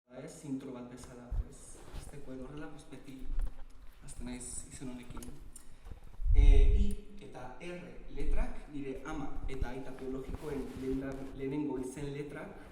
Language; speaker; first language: Basque; early bilingual, other home language; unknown